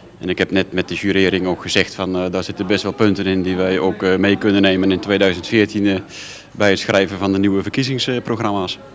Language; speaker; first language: Dutch; native; Dutch